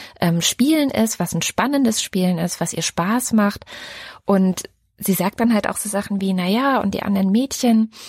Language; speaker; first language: German; native; German